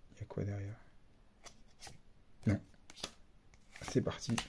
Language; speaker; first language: French; native; French